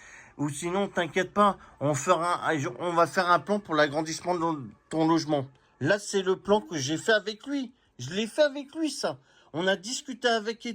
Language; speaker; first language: French; native; French